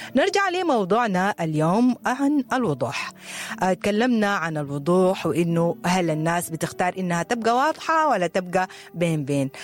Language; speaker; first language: Arabic; native; Arabic